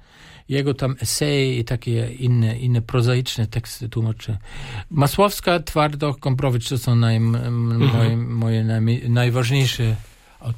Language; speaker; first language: Polish; non-native, fluent; German